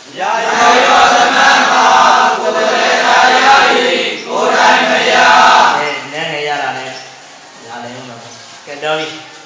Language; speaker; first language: Burmese; native; Burmese